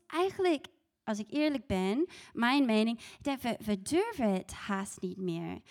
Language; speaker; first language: Dutch; non-native, fluent; English